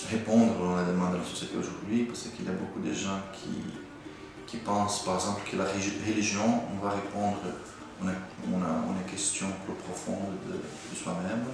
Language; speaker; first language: French; non-native, fluent; Portuguese